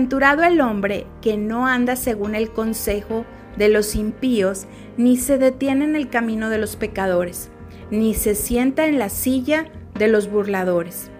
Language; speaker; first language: Spanish; native; Spanish